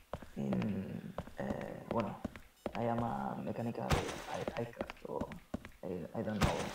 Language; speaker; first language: English; non-native, learner; Spanish